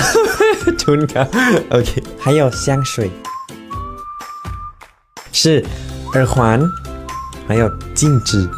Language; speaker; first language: Chinese; non-native, learner; Thai